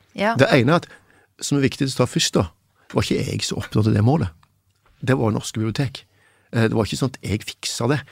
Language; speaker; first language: Norwegian; native; Norwegian